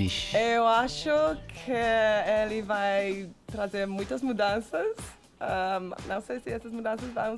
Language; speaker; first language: Portuguese; non-native, fluent; English